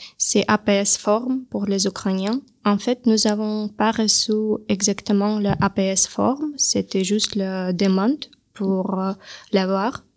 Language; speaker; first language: French; non-native, learner; Russian